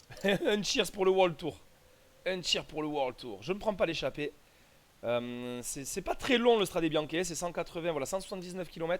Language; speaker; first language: French; native; French